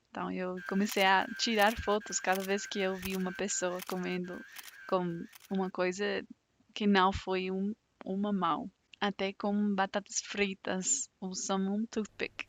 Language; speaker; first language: Portuguese; non-native, fluent; English